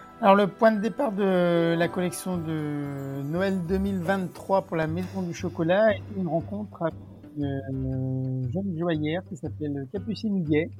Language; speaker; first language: French; native; French